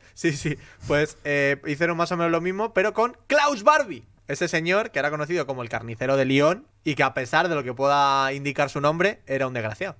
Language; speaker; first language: Spanish; native; Spanish